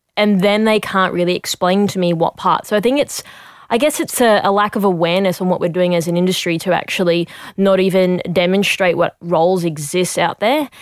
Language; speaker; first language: English; native; English